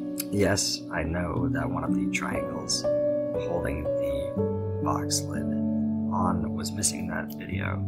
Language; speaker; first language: English; native; English